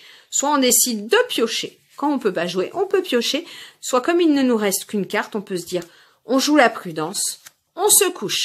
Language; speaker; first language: French; native; French